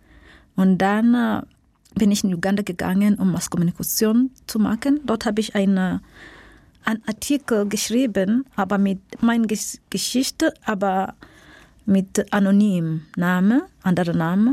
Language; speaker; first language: German; non-native, fluent; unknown